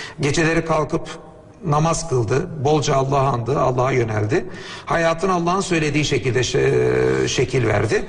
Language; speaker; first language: Turkish; native; Turkish